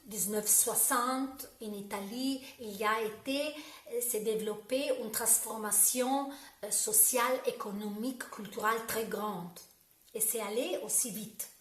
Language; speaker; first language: French; non-native, learner; Italian